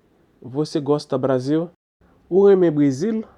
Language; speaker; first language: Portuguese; non-native, fluent; Haitian Creole